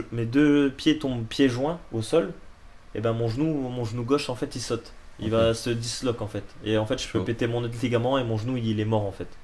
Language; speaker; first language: French; native; French